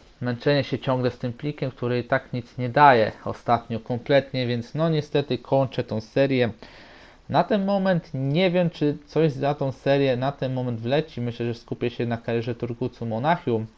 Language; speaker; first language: Polish; native; Polish